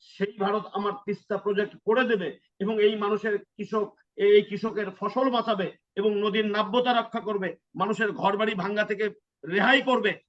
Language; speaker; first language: Bangla; native; Bangla